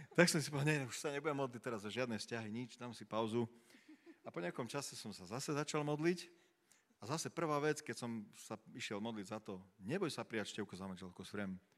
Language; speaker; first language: Slovak; native; Slovak